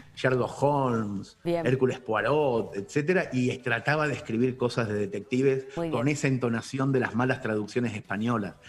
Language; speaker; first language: Spanish; native; Spanish